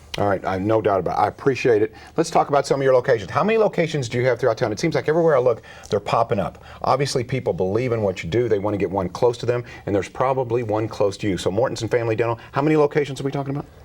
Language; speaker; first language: English; native; English